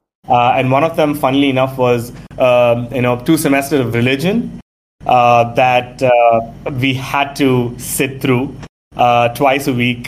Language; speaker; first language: English; non-native, local second language; Tamil